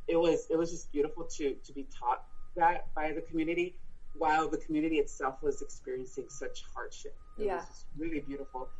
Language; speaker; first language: English; early bilingual, other home language; Spanish